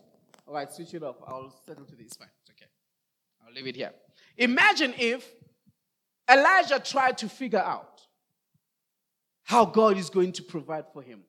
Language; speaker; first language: English; non-native, local second language; Tswana